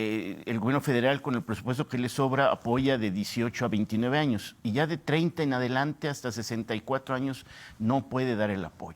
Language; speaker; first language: Spanish; native; Spanish